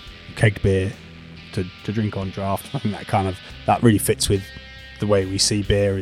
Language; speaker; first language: English; native; English